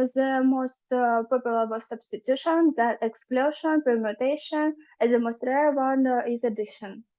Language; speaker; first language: English; non-native, fluent; Ukrainian